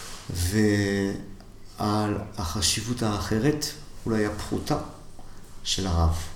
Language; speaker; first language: Hebrew; non-native, fluent; French